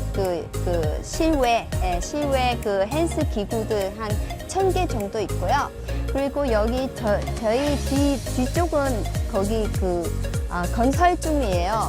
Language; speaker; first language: Korean; non-native, fluent; Vietnamese